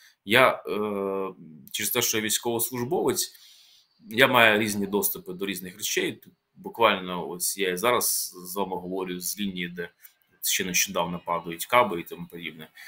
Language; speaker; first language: Ukrainian; native; Ukrainian